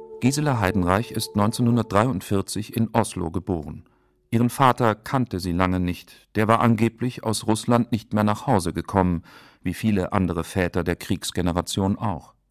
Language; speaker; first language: German; native; German